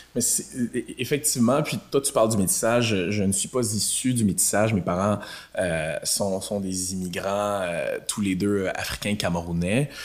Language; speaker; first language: French; early bilingual, other home language; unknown